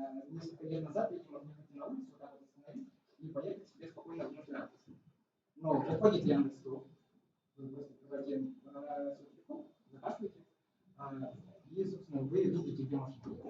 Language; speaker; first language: Russian; native; Russian